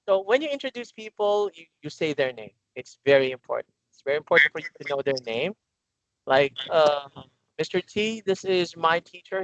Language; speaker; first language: English; non-native, local second language; Filipino